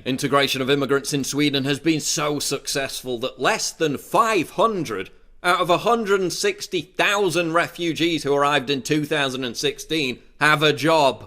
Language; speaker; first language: English; native; English